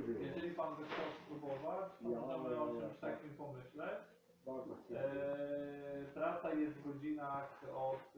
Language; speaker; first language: Polish; native; Polish